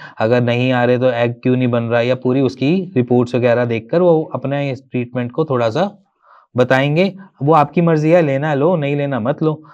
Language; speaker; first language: Hindi; native; Hindi